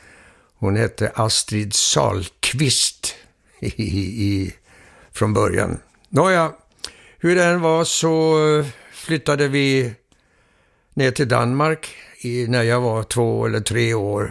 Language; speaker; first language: Swedish; early bilingual, heritage; Swedish